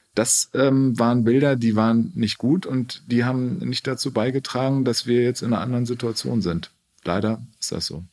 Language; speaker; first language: German; native; German